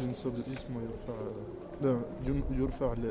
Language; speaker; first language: Arabic; non-native, learner; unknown